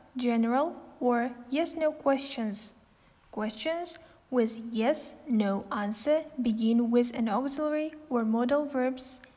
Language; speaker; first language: English; non-native, fluent; Kazakh